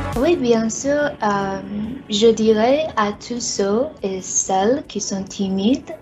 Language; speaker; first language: French; non-native, fluent; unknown